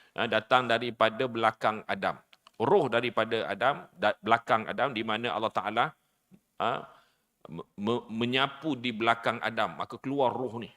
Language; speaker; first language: Malay; native; Malay